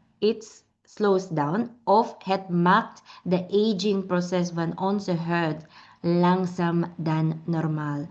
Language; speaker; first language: Dutch; non-native, learner; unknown